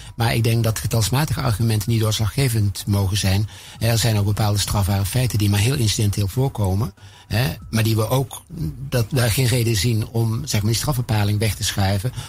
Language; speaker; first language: Dutch; native; Dutch